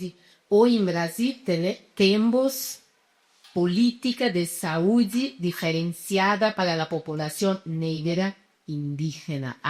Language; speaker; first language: Spanish; non-native, fluent; Portuguese